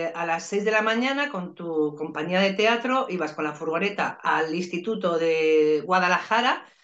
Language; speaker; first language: Spanish; native; Spanish